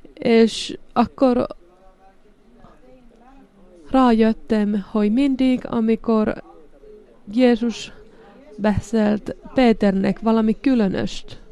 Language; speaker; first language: Hungarian; non-native, learner; Finnish